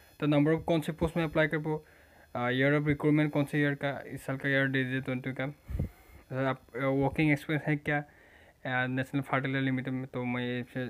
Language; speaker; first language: Hindi; non-native, local second language; Assamese